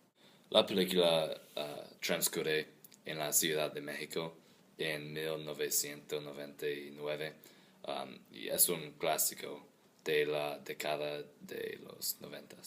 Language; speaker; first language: Spanish; non-native, learner; English